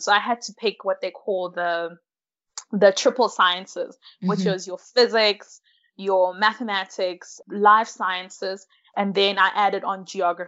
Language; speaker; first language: English; early bilingual, other home language; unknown